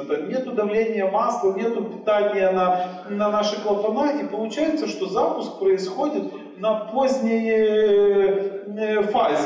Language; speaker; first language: Russian; native; Russian